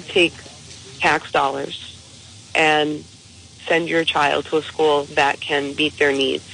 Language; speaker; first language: English; native; English